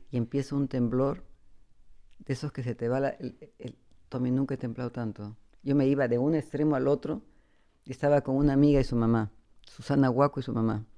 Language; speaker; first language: Spanish; native; Spanish